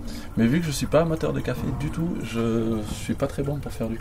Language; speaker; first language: French; native; French